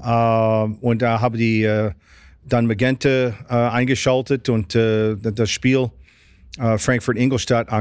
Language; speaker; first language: German; non-native, fluent; English